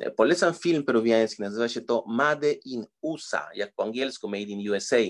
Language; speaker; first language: Polish; early bilingual, heritage; Spanish